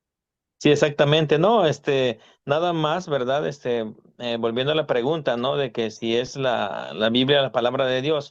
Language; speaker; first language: Spanish; native; Spanish